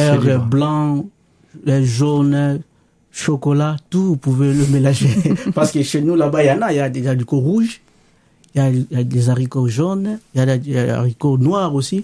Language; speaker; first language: French; non-native, local second language; Lingala